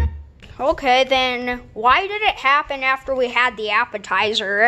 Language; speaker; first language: English; native; English